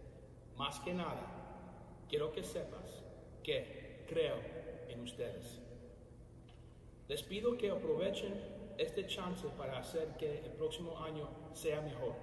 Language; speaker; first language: Spanish; early bilingual, other home language; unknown